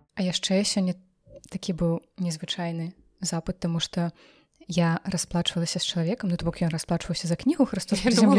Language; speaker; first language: Belarusian; non-native, local second language; Russian